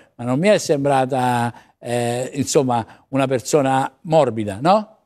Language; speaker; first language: Italian; native; Italian